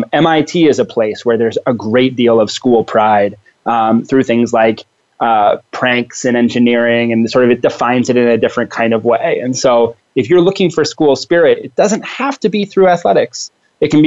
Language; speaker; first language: English; native; English